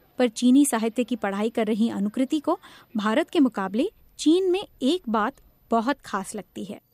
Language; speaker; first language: Hindi; native; Hindi